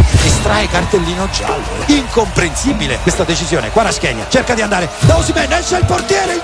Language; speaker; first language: Italian; native; Italian